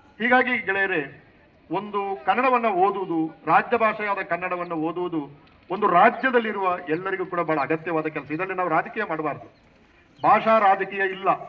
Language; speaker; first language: Kannada; non-native, local second language; Tulu